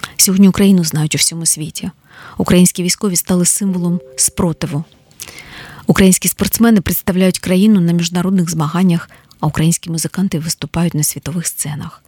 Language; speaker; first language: Ukrainian; native; Ukrainian